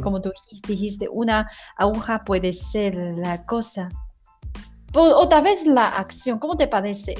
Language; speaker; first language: Spanish; non-native, learner; Chinese